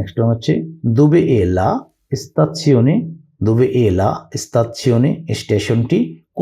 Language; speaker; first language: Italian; non-native, learner; Bangla